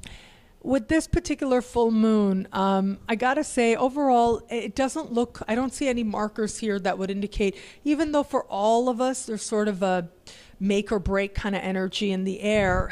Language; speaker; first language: English; native; English